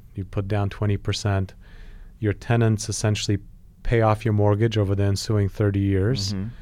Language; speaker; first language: English; non-native, fluent; Polish